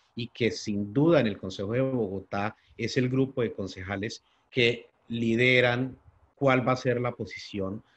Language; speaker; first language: Spanish; native; Spanish